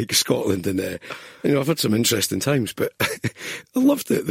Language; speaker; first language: English; native; English